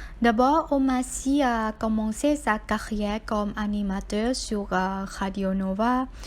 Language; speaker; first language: French; non-native, learner; Thai